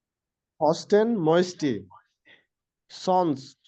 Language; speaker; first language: German; non-native, learner; Bangla